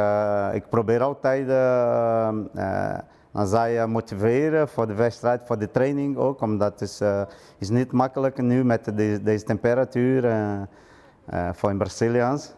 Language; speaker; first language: Dutch; non-native, learner; Portuguese